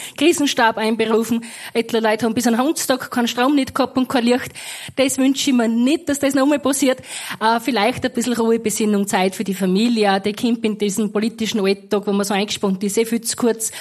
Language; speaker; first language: German; native; German